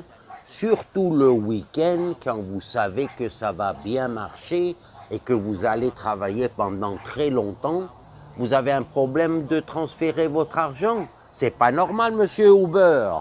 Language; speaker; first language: French; non-native, fluent; English